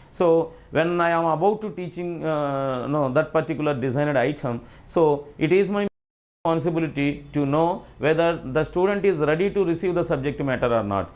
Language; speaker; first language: English; non-native, local second language; Telugu